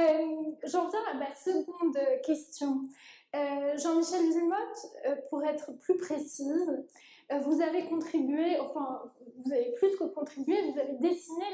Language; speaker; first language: French; native; French